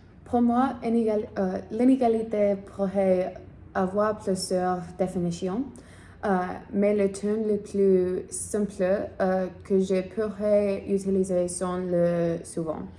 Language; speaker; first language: French; non-native, learner; English